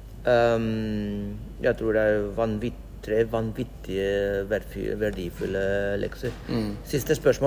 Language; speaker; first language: Norwegian; non-native, fluent; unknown